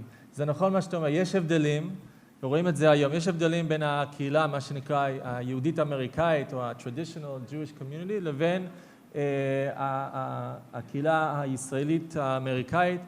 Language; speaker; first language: Hebrew; non-native, fluent; English